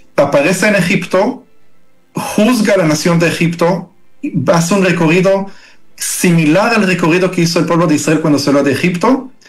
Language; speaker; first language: Spanish; early bilingual, heritage; Hebrew